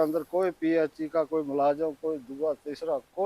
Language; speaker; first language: Hindi; non-native, local second language; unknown